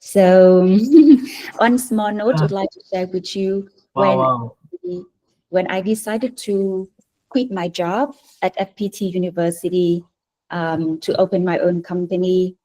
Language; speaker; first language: English; non-native, fluent; Vietnamese